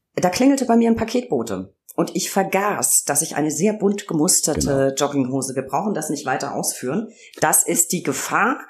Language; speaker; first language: German; native; German